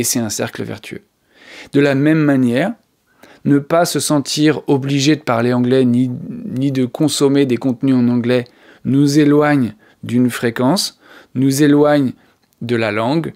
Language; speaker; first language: French; native; French